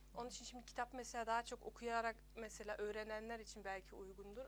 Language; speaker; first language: Turkish; early bilingual, heritage; Turkish